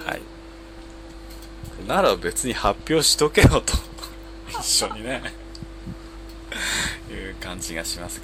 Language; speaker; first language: Japanese; native; Japanese